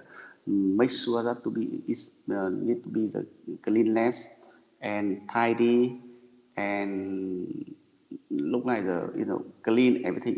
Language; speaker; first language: English; non-native, learner; Vietnamese